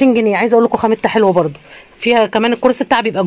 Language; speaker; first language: Arabic; native; Arabic